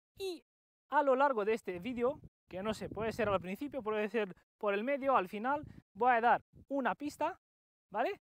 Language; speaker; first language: Spanish; non-native, fluent; Romanian